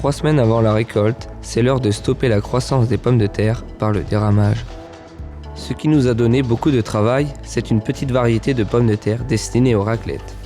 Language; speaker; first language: French; native; French